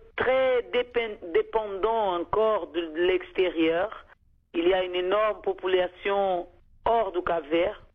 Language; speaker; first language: French; non-native, fluent; Kabuverdianu